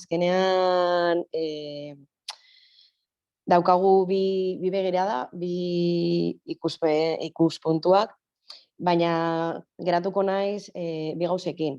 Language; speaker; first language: Basque; non-native, local second language; Spanish